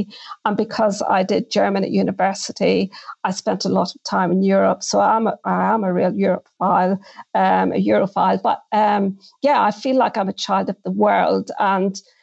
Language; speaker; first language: English; native; English